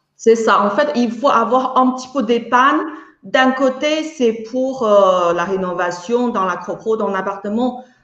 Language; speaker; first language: French; non-native, fluent; Chinese